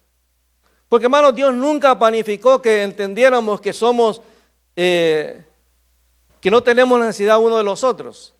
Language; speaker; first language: Spanish; native; Spanish